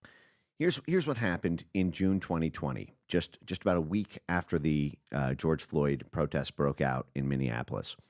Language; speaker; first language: English; native; English